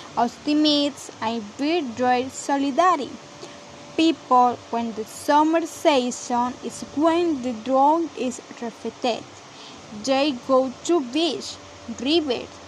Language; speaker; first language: English; non-native, learner; Spanish